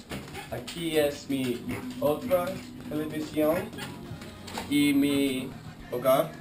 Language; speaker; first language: Spanish; non-native, learner; English